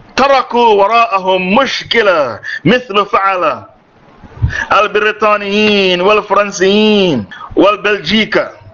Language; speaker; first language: Arabic; non-native, fluent; English